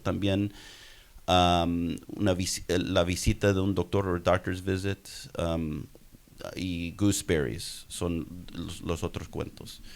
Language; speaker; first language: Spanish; early bilingual, heritage; English